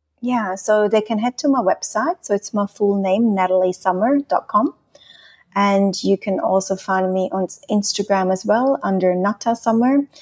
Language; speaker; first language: English; non-native, fluent; Swiss German